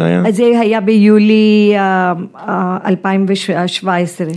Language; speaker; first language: Hebrew; non-native, fluent; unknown